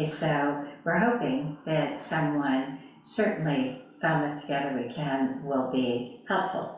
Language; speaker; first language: English; native; English